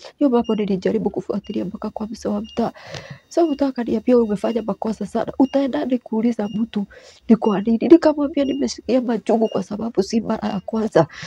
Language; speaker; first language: Swahili; non-native, local second language; Kikuyu